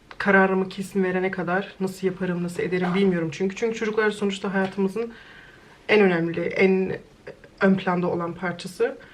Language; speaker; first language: Turkish; early bilingual, heritage; Turkish